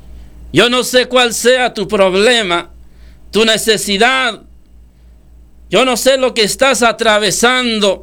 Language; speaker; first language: Spanish; native; Spanish